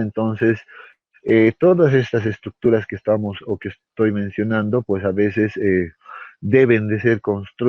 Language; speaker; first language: Spanish; native; Spanish